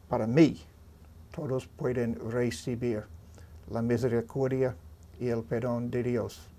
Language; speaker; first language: Spanish; non-native, learner; English